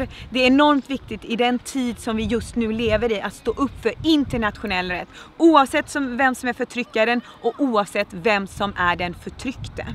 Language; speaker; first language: Swedish; early bilingual, other home language; Kurdish